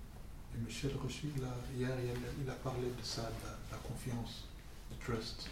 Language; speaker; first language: French; non-native, fluent; English